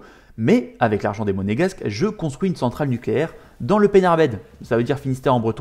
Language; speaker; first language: French; native; French